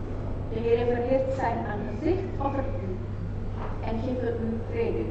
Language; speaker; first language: Dutch; non-native, fluent; Indonesian